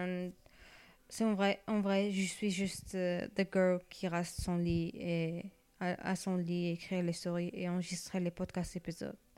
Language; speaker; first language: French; non-native, learner; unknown